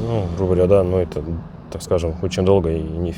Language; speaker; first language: Russian; native; Russian